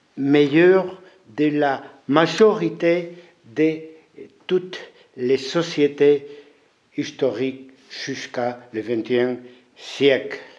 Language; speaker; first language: French; non-native, fluent; Spanish